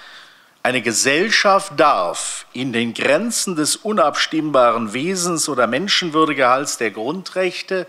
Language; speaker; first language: German; native; German